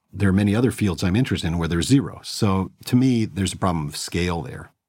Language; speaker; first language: English; native; English